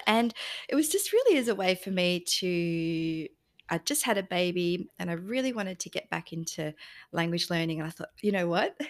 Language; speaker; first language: English; native; English